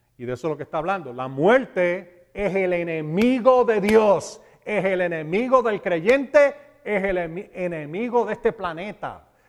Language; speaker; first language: Spanish; early bilingual, heritage; Spanish